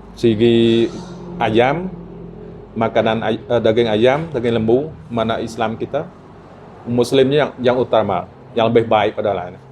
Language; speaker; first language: Malay; non-native, fluent; Eastern Cham